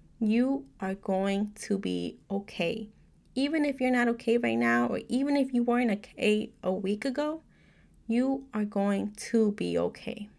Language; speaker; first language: English; native; English